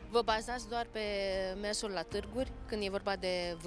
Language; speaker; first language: Romanian; native; Romanian